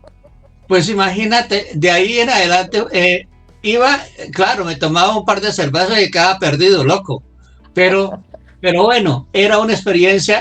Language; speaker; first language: Spanish; native; Spanish